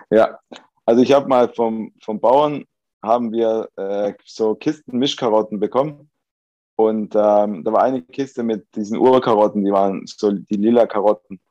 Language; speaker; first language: German; early bilingual, other home language; Italian